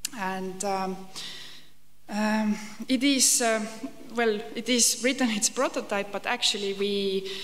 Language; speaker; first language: English; non-native, fluent; Estonian